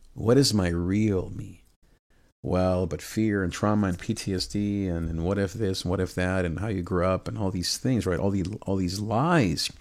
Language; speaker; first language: English; early bilingual, other home language; Spanish